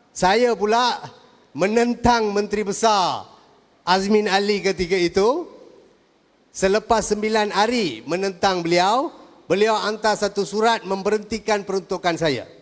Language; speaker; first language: Malay; non-native, local second language; Tamil